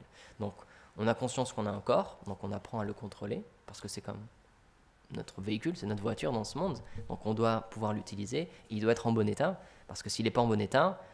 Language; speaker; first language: French; native; French